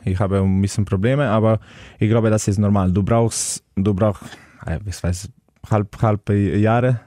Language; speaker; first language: German; non-native, learner; Slovenian